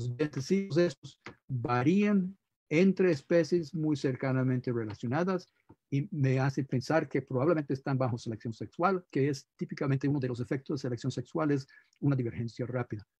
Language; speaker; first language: Spanish; non-native, fluent; English